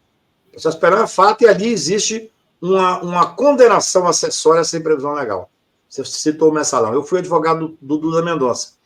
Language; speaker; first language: Portuguese; native; Portuguese